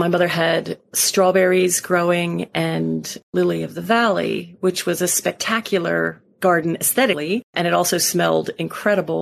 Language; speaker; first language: English; native; English